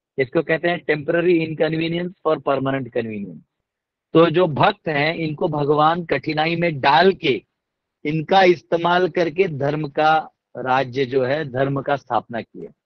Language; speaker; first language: Hindi; non-native, local second language; Marathi